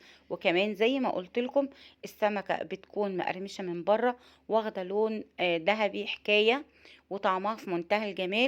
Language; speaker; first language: Arabic; native; Arabic